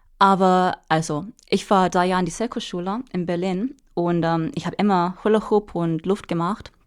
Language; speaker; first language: German; non-native, fluent; English